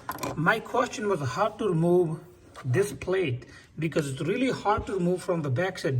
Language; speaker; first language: English; non-native, fluent; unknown